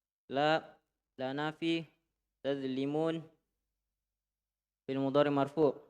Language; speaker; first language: Arabic; non-native, learner; Indonesian